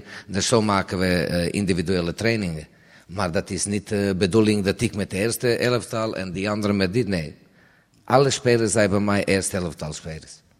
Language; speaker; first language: Dutch; non-native, fluent; Serbian